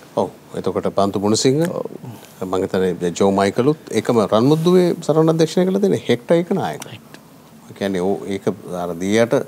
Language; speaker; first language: Sinhala; native; Sinhala